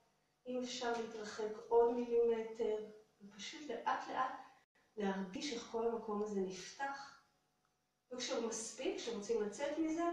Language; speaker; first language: Hebrew; native; Hebrew